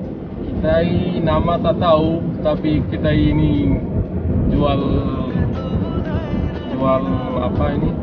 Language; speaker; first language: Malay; non-native, learner; Bangla